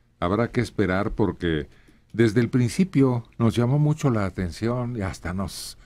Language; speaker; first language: Spanish; native; Spanish